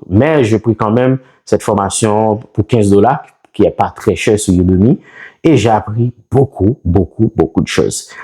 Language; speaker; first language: French; non-native, local second language; Haitian Creole